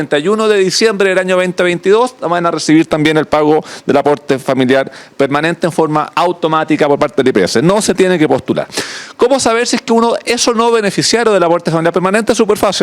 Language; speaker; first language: Spanish; native; Spanish